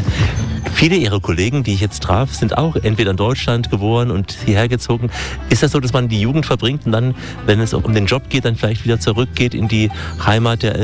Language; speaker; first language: German; native; German